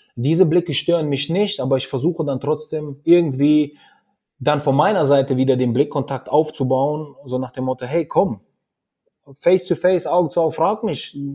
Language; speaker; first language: German; early bilingual, other home language; Russian